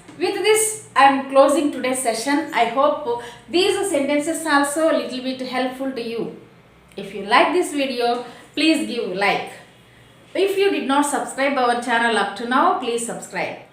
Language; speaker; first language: English; non-native, local second language; Telugu